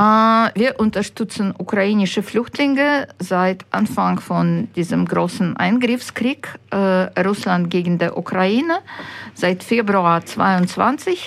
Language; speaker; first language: German; non-native, fluent; Ukrainian